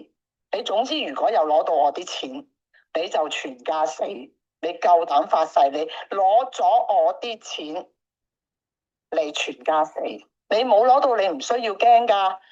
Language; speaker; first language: Cantonese; native; Cantonese